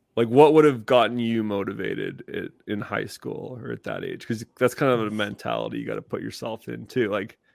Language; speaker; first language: English; native; English